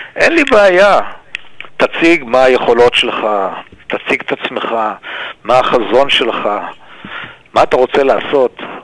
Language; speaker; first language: Hebrew; native; Hebrew